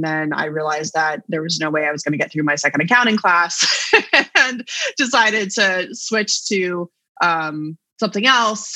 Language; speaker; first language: English; native; English